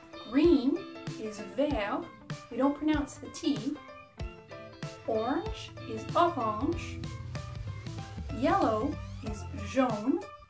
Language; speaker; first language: English; native; English